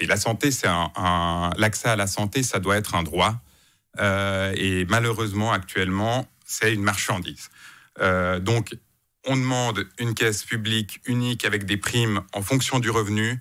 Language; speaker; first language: French; native; French